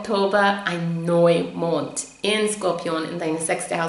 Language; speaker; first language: German; non-native, fluent; English